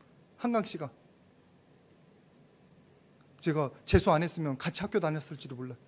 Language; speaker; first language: Korean; native; Korean